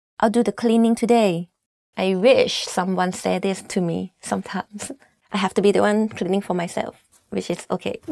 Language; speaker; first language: English; non-native, fluent; Thai